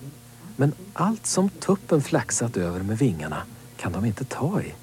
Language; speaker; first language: Swedish; native; Swedish